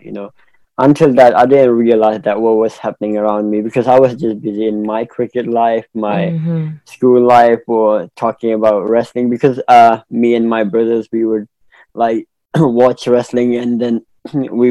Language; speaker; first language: English; non-native, local second language; Pashto